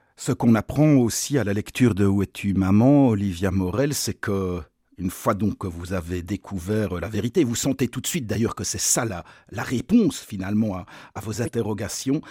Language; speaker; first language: French; native; French